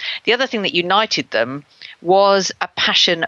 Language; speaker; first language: English; native; English